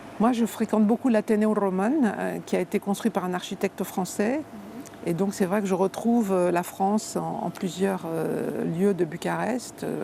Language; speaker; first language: French; native; French